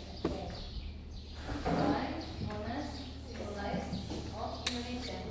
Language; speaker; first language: English; non-native, learner; Indonesian